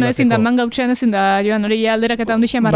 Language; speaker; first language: Basque; native; Basque